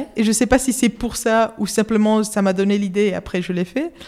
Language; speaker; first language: French; non-native, fluent; Spanish